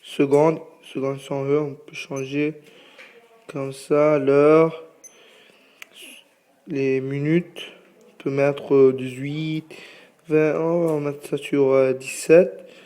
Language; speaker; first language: French; non-native, fluent; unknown